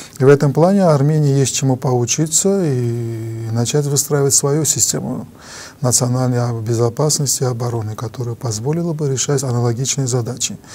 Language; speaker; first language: Russian; non-native, local second language; Armenian